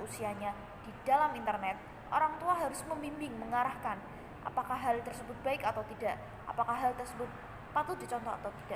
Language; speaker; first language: Indonesian; native; Indonesian